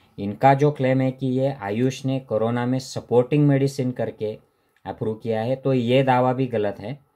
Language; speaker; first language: Hindi; non-native, local second language; Marathi